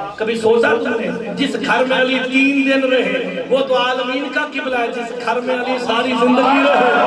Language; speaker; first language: Urdu; non-native, local second language; Punjabi